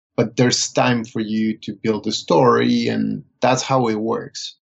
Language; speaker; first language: English; non-native, fluent; Spanish